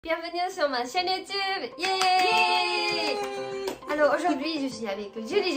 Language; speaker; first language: French; non-native, fluent; Japanese